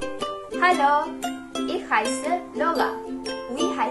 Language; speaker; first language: German; non-native, learner; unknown